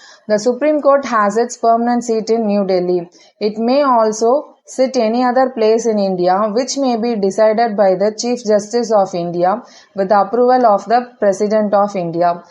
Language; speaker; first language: English; non-native, local second language; Tamil